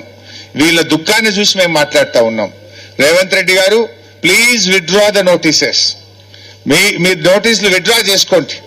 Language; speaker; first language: Telugu; native; Telugu